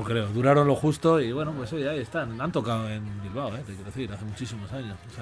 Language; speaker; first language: Spanish; native; Spanish